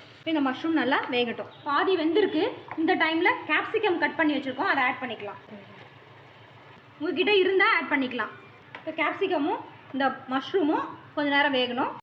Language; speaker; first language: Tamil; native; Tamil